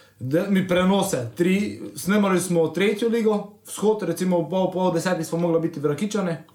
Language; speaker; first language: Slovenian; native; Slovenian